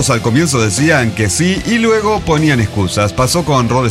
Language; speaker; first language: Spanish; native; Spanish